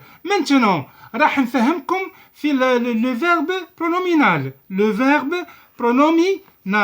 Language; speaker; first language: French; non-native, local second language; Arabic